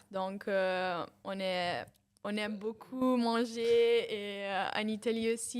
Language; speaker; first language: French; non-native, fluent; Italian